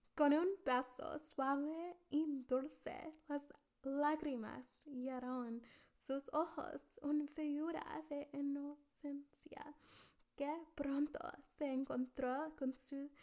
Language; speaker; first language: Spanish; early bilingual, other home language; English